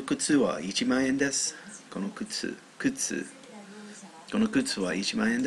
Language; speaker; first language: Japanese; non-native, learner; English